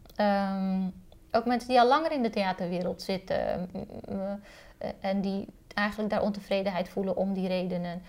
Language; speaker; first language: Dutch; early bilingual, other home language; Romanian